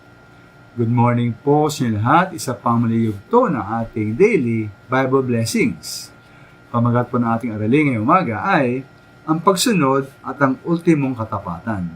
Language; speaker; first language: Filipino; native; Filipino